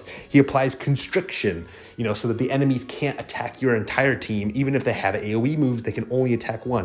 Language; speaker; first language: English; native; English